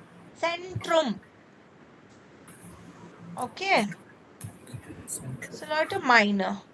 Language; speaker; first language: German; non-native, learner; Tamil